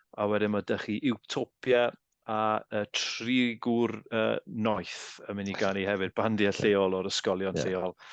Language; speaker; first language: Welsh; native; Welsh